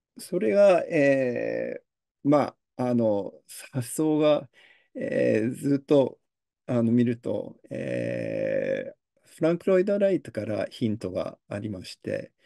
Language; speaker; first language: Japanese; early bilingual, heritage; Japanese